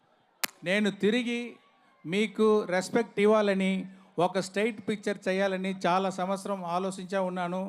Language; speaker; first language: Telugu; non-native, learner; Tamil